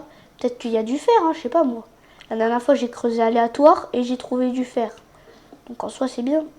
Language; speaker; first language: French; native; French